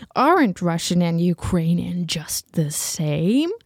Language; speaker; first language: English; non-native, fluent; Ukrainian